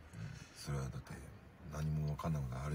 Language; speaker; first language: Japanese; native; Japanese